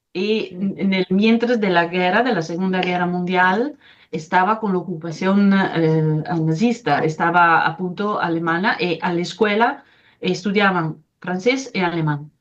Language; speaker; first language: Spanish; non-native, fluent; Italian